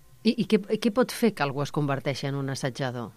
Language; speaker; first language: Catalan; native; Catalan